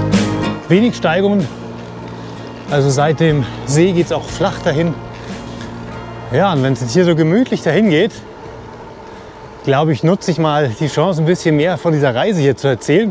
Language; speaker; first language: German; native; German